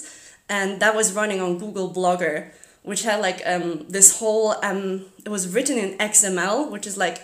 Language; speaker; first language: English; non-native, fluent; German